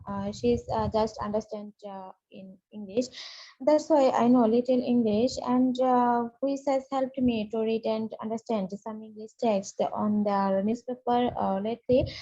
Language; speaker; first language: English; non-native, learner; Bangla